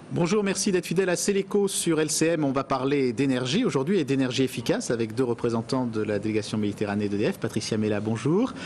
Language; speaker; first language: French; native; French